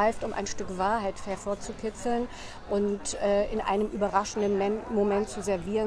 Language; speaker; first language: German; native; German